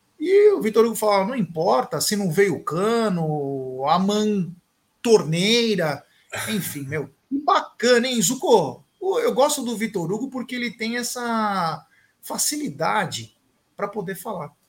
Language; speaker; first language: Portuguese; native; Portuguese